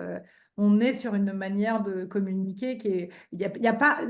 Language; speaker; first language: French; native; French